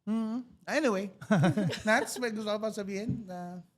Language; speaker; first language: Filipino; native; Filipino